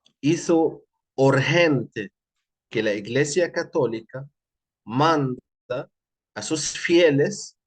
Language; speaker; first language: Spanish; non-native, fluent; Arabic